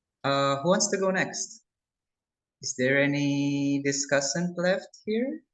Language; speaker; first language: English; non-native, local second language; Indonesian